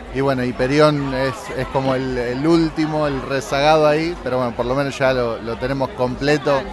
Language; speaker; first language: Spanish; native; Spanish